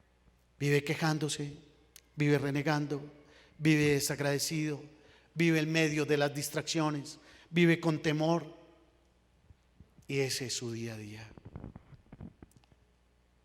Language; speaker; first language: Spanish; native; Spanish